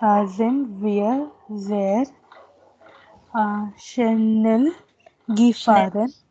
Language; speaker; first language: German; non-native, learner; Hindi